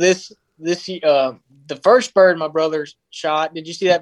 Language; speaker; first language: English; native; English